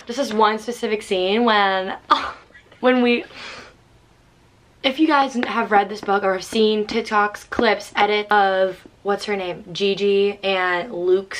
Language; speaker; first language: English; native; English